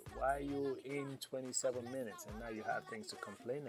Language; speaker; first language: English; non-native, local second language; Krio